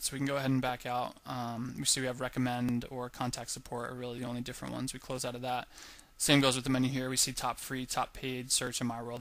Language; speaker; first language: English; native; English